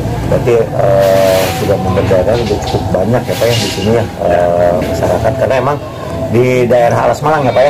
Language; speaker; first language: Indonesian; native; Indonesian